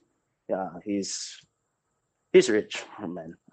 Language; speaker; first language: English; non-native, local second language; Filipino